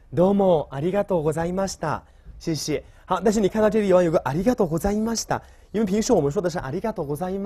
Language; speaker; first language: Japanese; non-native, fluent; Chinese